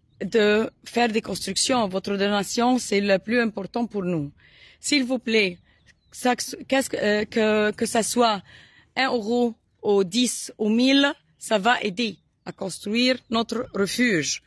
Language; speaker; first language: French; non-native, learner; Arabic